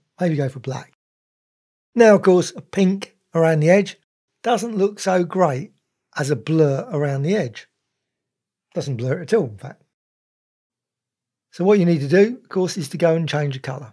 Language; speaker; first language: English; native; English